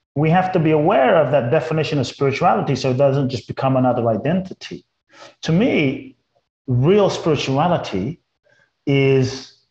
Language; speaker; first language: English; native; English